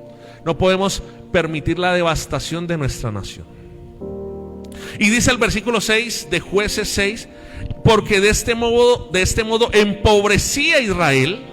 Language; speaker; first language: Spanish; native; Spanish